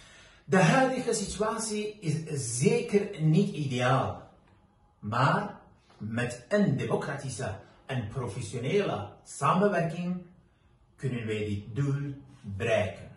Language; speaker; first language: Dutch; non-native, fluent; Kurdish